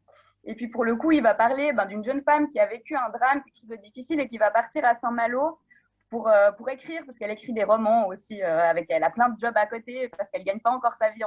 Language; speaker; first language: French; native; French